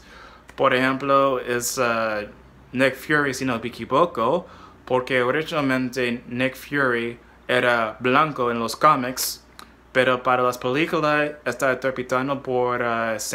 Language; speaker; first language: Spanish; non-native, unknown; English